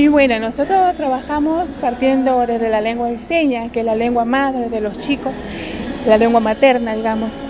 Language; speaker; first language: Spanish; native; Spanish